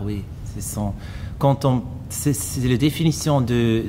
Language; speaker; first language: French; non-native, fluent; German